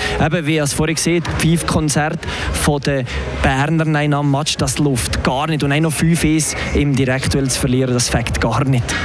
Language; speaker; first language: German; native; German